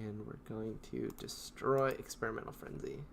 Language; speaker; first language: English; native; English